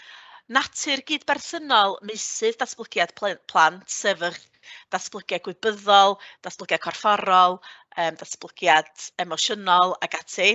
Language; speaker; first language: Welsh; native; Welsh